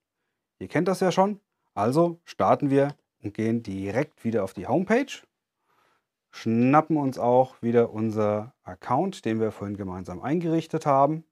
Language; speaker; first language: German; native; German